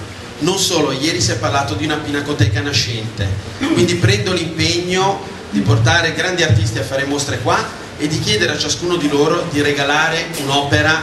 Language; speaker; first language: Italian; native; Italian